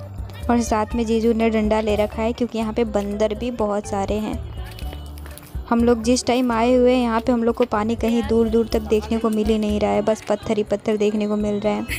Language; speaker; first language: Hindi; native; Hindi